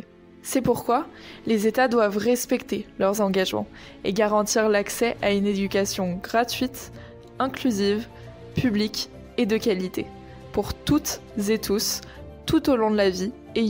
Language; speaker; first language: French; native; French